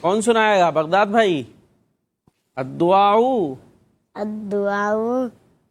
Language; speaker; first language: Urdu; native; Urdu